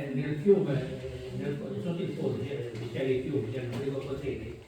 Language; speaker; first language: Italian; native; Italian